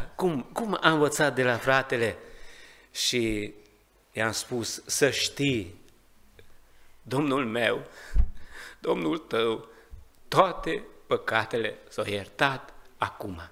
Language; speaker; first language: Romanian; non-native, learner; Hungarian